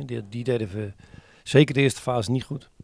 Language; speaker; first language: Dutch; native; Dutch